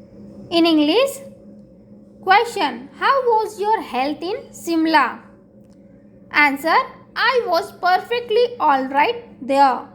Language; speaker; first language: English; non-native, local second language; Hindi